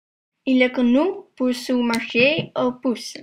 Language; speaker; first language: French; non-native, learner; Dutch